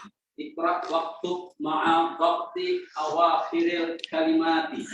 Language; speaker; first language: Arabic; non-native, learner; Indonesian